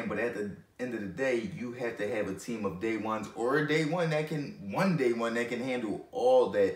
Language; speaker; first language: English; native; English